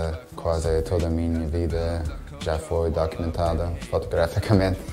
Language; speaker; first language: Portuguese; non-native, fluent; English